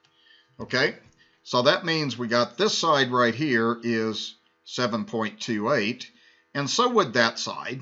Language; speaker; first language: English; native; English